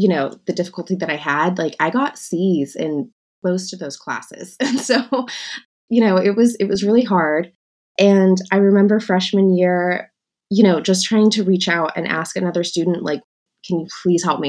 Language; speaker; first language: English; native; English